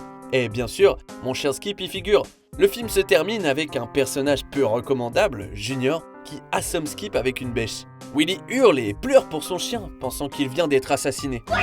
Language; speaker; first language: French; native; French